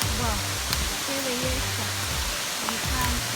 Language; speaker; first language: Spanish; non-native, fluent; Hebrew